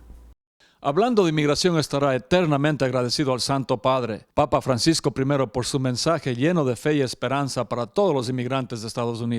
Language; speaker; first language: Spanish; native; Spanish